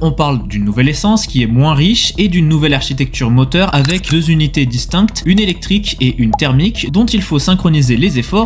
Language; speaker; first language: French; native; French